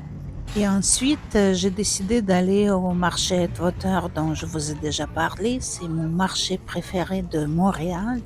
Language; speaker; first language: French; non-native, fluent; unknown